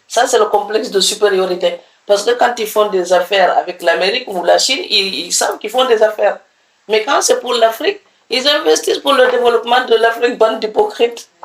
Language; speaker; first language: French; non-native, local second language; Serer